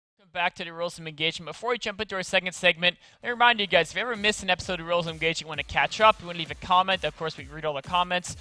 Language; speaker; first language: English; native; English